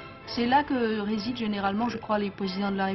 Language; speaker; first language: French; native; French